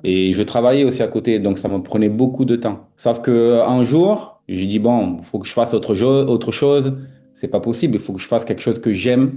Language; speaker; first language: French; non-native, fluent; Portuguese